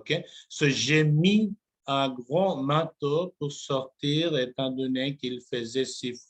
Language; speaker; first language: French; non-native, fluent; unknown